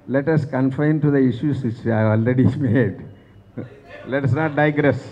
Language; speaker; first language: English; non-native, local second language; Tamil